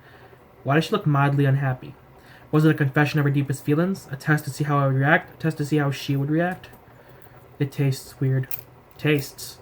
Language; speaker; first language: English; native; English